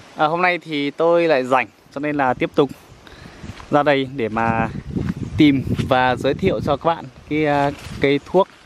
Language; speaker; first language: Vietnamese; non-native, local second language; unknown